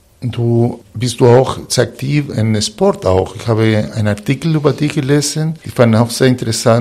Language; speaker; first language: German; non-native, fluent; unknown